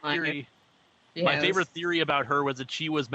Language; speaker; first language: English; native; English